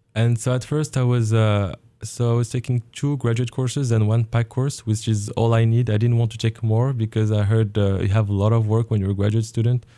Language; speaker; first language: English; non-native, fluent; Arabic